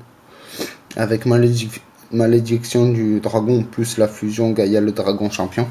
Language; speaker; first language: French; native; French